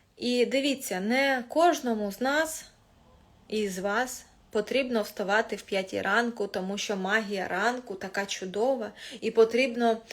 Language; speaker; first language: Ukrainian; non-native, local second language; Russian